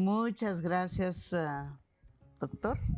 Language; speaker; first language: Spanish; non-native, local second language; Kʼicheʼ